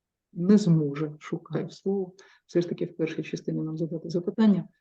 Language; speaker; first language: Ukrainian; native; Ukrainian